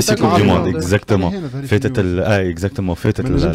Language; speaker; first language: Arabic; native; Arabic